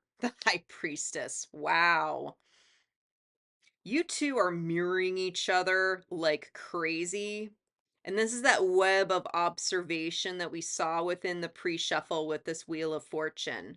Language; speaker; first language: English; native; English